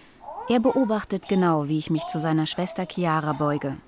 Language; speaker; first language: German; native; German